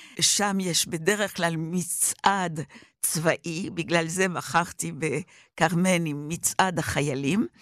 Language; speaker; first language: Hebrew; non-native, fluent; French